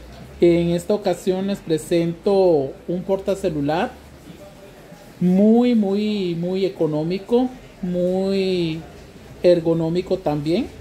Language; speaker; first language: Spanish; native; Spanish